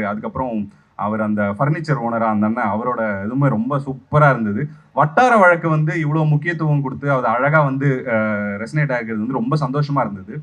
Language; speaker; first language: Tamil; native; Tamil